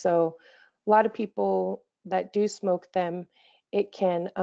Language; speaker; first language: English; native; English